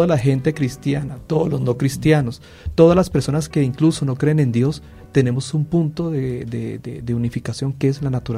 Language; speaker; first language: Spanish; native; Spanish